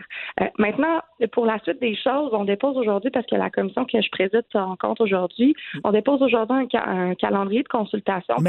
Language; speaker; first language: French; native; French